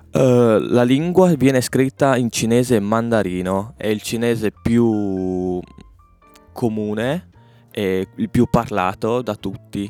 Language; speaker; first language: Italian; early bilingual, other home language; Chinese